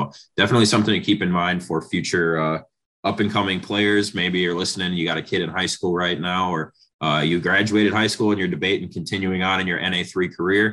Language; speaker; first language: English; native; English